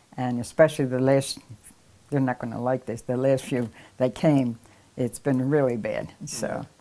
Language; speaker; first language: English; native; English